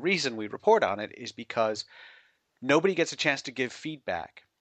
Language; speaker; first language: English; native; English